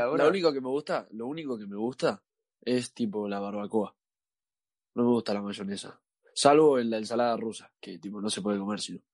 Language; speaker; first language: Spanish; native; Spanish